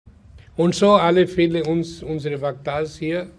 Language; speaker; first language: German; non-native, learner; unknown